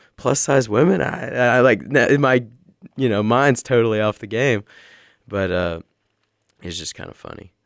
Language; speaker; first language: English; native; English